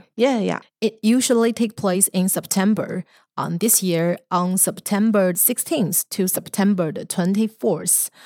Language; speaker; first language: English; non-native, fluent; Chinese